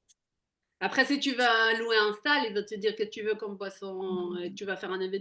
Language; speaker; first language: French; non-native, fluent; Hebrew